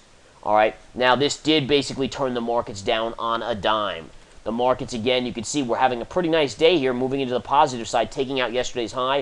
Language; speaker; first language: English; native; English